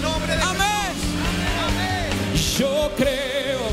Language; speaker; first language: Spanish; native; Spanish